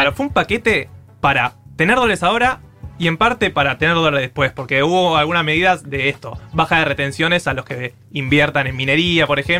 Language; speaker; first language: Spanish; native; Spanish